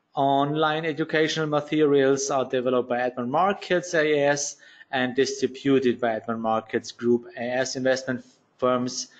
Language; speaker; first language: English; non-native, learner; German